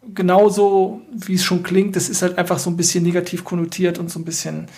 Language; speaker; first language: German; native; German